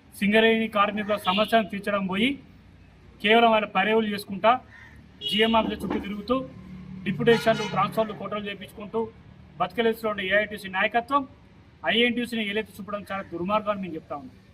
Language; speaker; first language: Telugu; native; Telugu